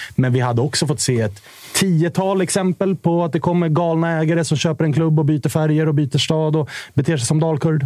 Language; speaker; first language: Swedish; native; Swedish